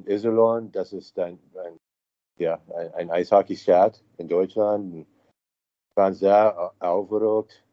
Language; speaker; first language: German; non-native, learner; English